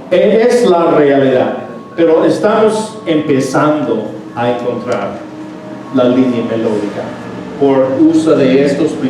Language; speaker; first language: Spanish; non-native, fluent; English